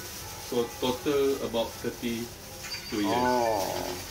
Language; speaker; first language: English; non-native, local second language; Malay